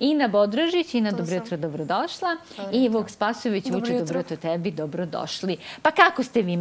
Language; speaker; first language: Croatian; native; Croatian